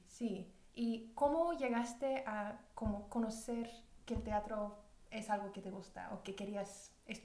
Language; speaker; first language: Spanish; early bilingual, other home language; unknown